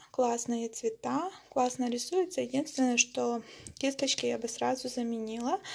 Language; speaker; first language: Russian; non-native, local second language; Ukrainian